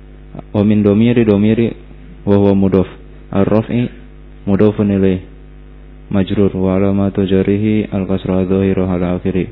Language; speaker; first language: Arabic; non-native, learner; Indonesian